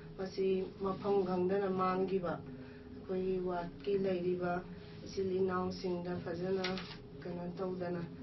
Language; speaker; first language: Manipuri; native; Manipuri